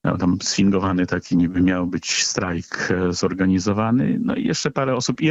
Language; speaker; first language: Polish; native; Polish